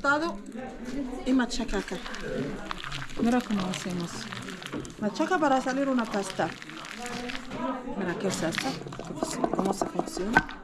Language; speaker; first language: Spanish; non-native, learner; Arabic